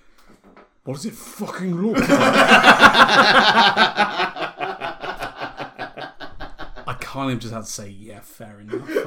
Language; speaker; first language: English; native; English